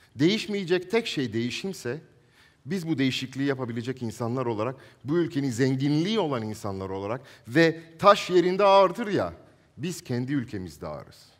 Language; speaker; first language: Turkish; non-native, local second language; Italian